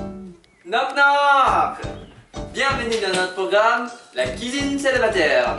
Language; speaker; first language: French; non-native, learner; Malay